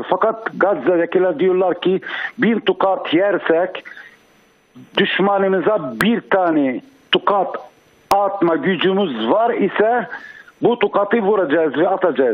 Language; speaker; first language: Turkish; non-native, fluent; Arabic